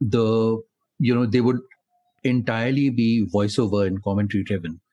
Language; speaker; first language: English; non-native, local second language; Hindi